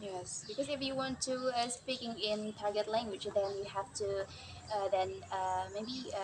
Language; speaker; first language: English; non-native, learner; Indonesian